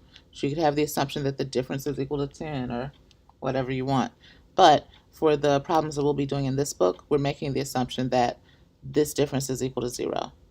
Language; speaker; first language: English; native; English